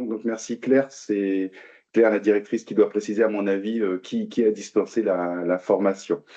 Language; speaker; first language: French; native; French